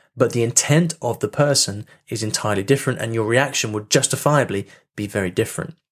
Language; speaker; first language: English; native; English